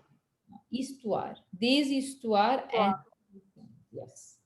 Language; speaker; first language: French; non-native, fluent; Hindi